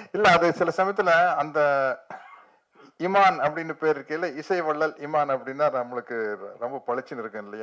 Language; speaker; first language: Tamil; native; Tamil